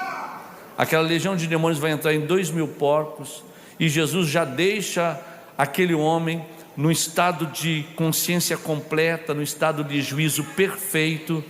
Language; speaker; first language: Portuguese; native; Portuguese